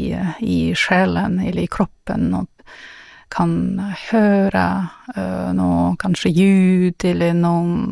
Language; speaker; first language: Swedish; non-native, fluent; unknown